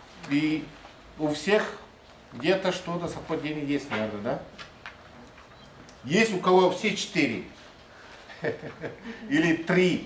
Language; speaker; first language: Russian; non-native, fluent; Mongolian